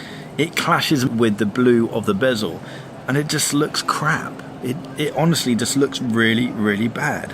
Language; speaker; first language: English; native; English